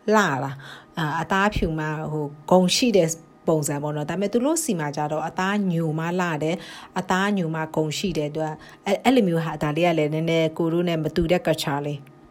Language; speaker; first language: Burmese; native; Burmese